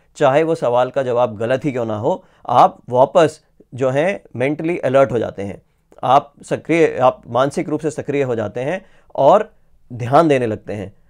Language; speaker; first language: Hindi; native; Hindi